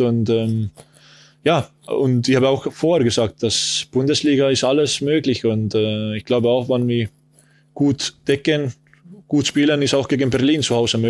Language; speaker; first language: German; non-native, learner; Estonian